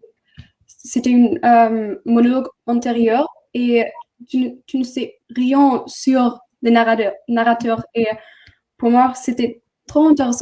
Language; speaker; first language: French; non-native, learner; German